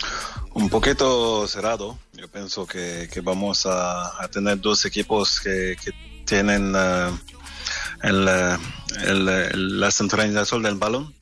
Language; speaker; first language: Spanish; non-native, fluent; French